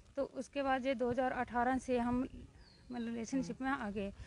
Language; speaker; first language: Hindi; native; Hindi